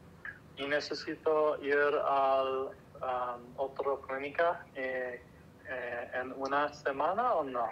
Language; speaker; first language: Spanish; non-native, learner; English